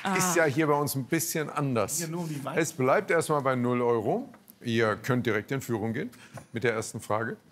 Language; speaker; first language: German; native; German